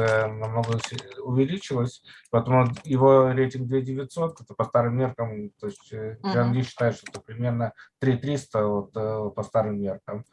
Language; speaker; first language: Russian; native; Russian